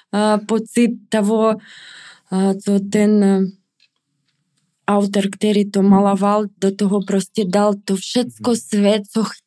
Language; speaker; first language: Czech; non-native, fluent; Russian